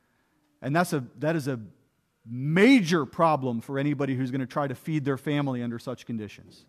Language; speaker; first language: English; native; English